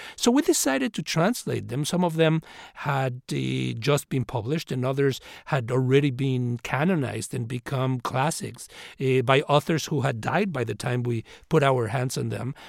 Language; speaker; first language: English; non-native, fluent; Spanish